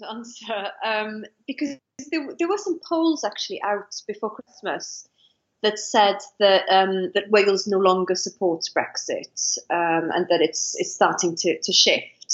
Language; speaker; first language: English; non-native, local second language; Welsh